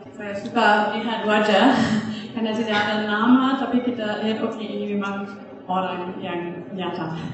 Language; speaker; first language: Indonesian; non-native, fluent; German